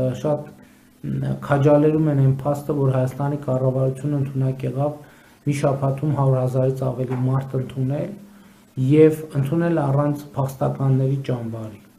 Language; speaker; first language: Armenian; native; Armenian